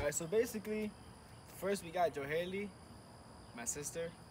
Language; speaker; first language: English; early bilingual, other home language; Spanish